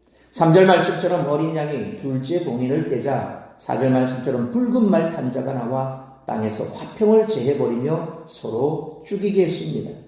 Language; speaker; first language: Korean; native; Korean